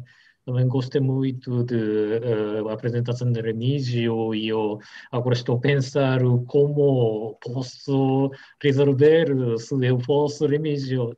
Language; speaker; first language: Portuguese; non-native, learner; Japanese